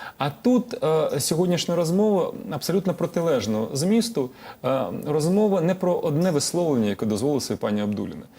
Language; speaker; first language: Ukrainian; non-native, local second language; Russian